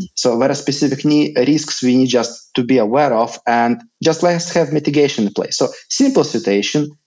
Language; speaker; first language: English; non-native, fluent; Lithuanian